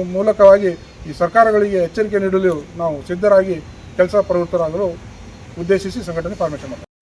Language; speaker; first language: Kannada; non-native, local second language; Lambadi